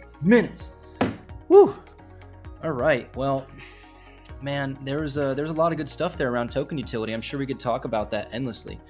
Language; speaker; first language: English; native; English